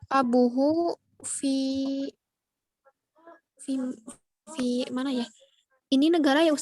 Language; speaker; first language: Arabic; non-native, learner; Indonesian